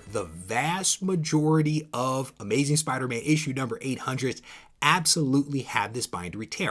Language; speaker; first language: English; native; English